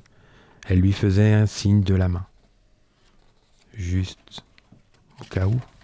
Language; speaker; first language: French; native; French